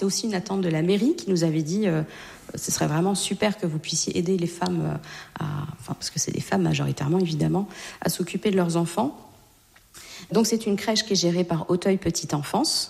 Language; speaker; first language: French; native; French